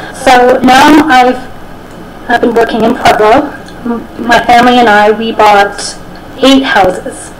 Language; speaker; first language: English; native; English